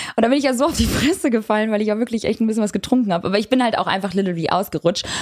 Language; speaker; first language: German; early bilingual, other home language; Albanian